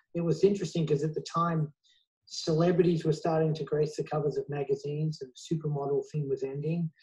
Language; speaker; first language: English; native; English